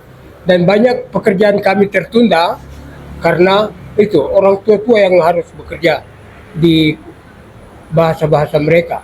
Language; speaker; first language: Indonesian; non-native, local second language; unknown